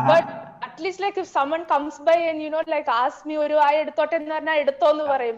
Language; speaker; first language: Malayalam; early bilingual, heritage; Malayalam